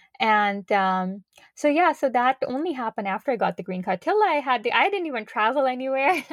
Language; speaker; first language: English; non-native, local second language; Urdu